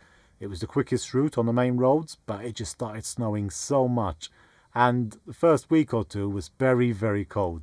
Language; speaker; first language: English; native; English